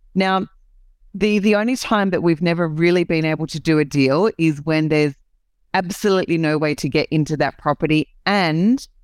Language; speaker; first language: English; native; English